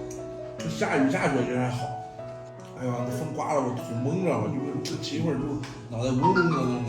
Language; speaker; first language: Chinese; native; Chinese